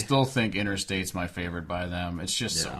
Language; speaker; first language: English; native; English